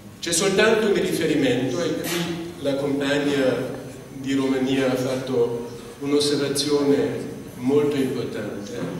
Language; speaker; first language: Italian; non-native, fluent; German